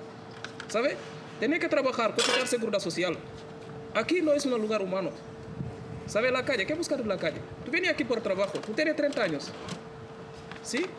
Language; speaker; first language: Spanish; non-native, learner; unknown